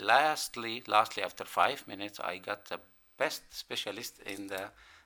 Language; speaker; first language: English; non-native, learner; Arabic